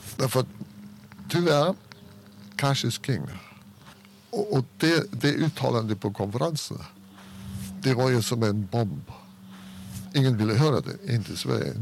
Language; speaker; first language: Swedish; non-native, fluent; German